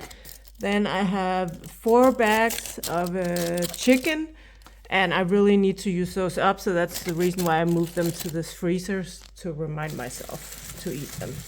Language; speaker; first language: English; non-native, fluent; Danish